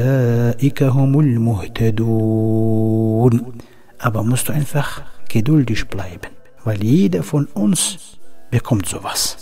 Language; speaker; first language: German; non-native, fluent; Arabic